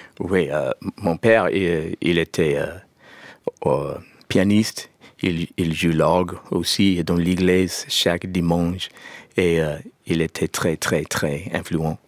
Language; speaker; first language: French; non-native, learner; English